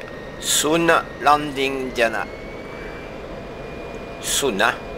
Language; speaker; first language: English; non-native, learner; French